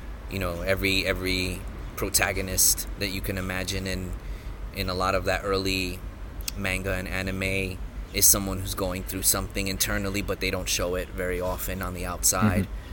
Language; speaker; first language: English; native; English